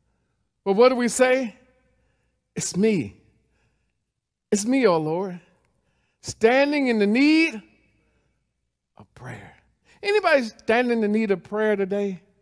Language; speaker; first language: English; native; English